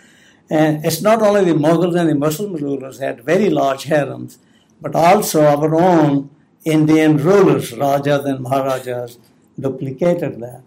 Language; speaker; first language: English; non-native, local second language; Punjabi